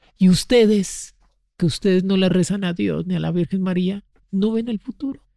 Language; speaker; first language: Spanish; native; Spanish